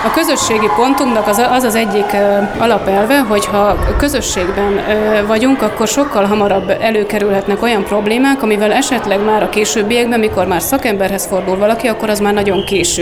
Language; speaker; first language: Hungarian; native; Hungarian